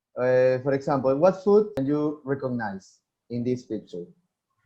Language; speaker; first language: English; non-native, fluent; Spanish